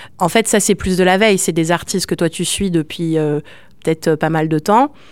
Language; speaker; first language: French; native; French